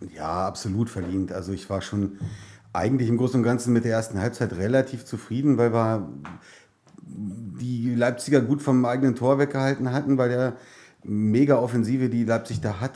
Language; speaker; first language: German; native; German